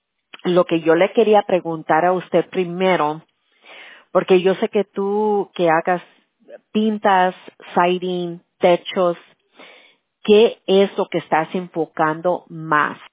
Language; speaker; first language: Spanish; early bilingual, heritage; Spanish